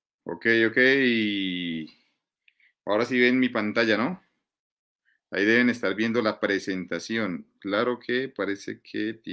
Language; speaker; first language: Spanish; native; Spanish